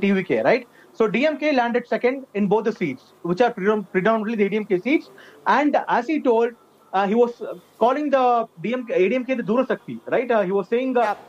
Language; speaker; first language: English; non-native, local second language; Tamil